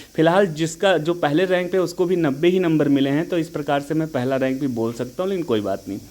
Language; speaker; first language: Hindi; native; Hindi